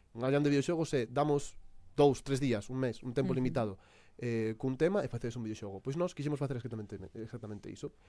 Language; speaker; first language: Galician; non-native, local second language; Spanish